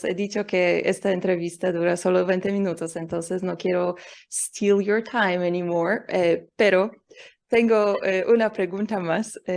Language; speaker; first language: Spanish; non-native, learner; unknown